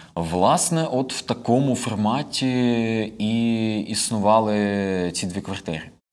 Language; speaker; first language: Ukrainian; non-native, local second language; Russian